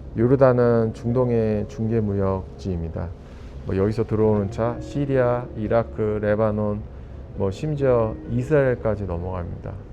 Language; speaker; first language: Korean; native; Korean